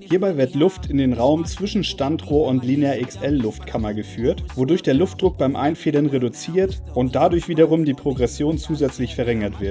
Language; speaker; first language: German; native; German